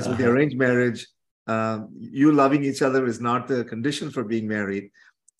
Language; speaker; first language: English; non-native, local second language; Tamil